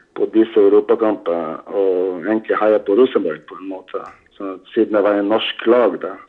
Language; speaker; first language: Norwegian; non-native, fluent; Tibetan